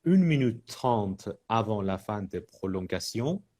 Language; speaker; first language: French; non-native, fluent; Persian